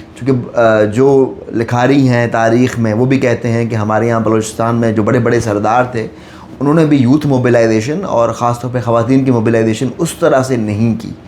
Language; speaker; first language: Urdu; non-native, local second language; Baluchi